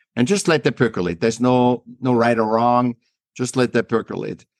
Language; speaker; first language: English; non-native, fluent; German